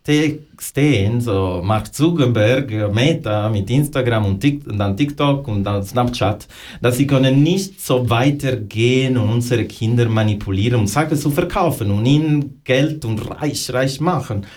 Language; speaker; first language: German; non-native, fluent; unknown